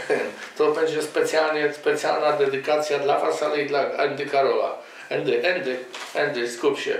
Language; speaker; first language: Polish; native; Polish